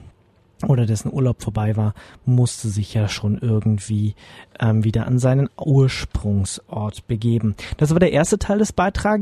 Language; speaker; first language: German; native; German